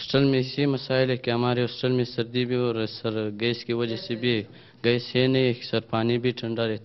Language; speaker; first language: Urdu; non-native, local second language; Pashto